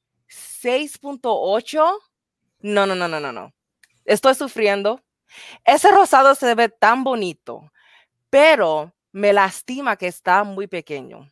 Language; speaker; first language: Spanish; non-native, learner; English